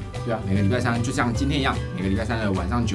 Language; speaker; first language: Chinese; native; Chinese